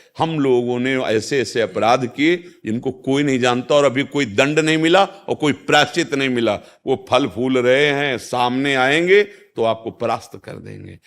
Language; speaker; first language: Hindi; native; Hindi